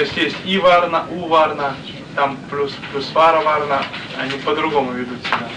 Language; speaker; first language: Russian; native; Russian